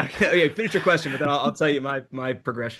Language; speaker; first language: English; native; English